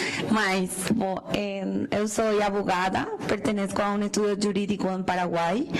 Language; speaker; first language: Portuguese; non-native, learner; Spanish